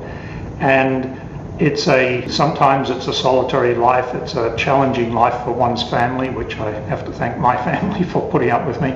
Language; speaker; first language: English; native; English